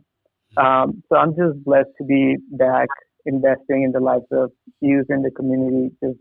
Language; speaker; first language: English; early bilingual, other home language; Spanish